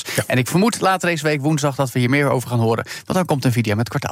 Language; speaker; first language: Dutch; native; Dutch